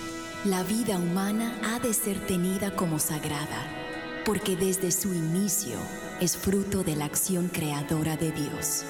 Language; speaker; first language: Spanish; native; Spanish